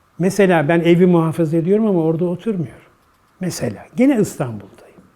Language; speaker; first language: Turkish; native; Turkish